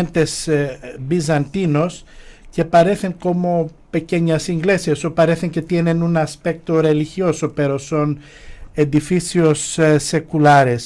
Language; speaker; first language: Spanish; non-native, fluent; Greek